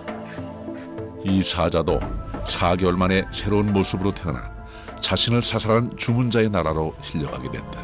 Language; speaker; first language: Korean; native; Korean